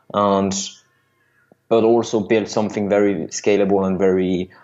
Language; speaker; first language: English; non-native, fluent; French